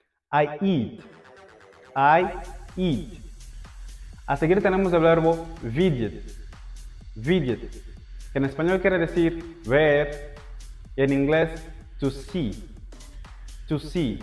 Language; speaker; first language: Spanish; non-native, fluent; Portuguese